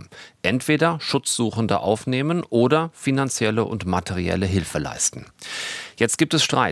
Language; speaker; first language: German; native; German